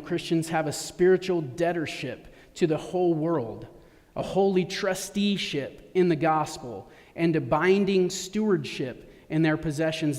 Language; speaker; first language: English; native; English